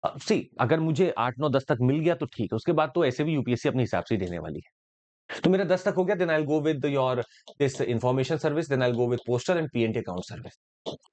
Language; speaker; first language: Hindi; native; Hindi